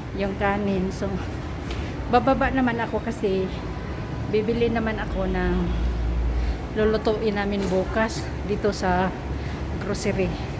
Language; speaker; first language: Filipino; non-native, local second language; Cebuano